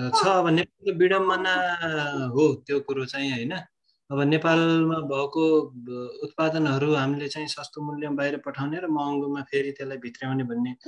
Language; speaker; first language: Nepali; native; Nepali